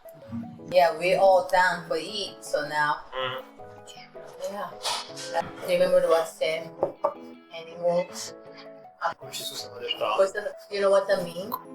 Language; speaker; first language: English; non-native, learner; Japanese